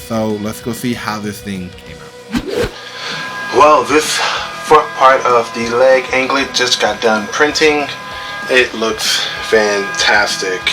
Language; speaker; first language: English; native; English